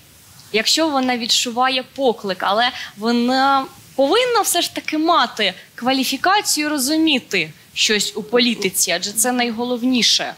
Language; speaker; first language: Ukrainian; native; Ukrainian